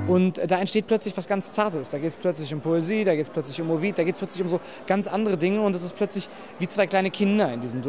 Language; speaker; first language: German; native; German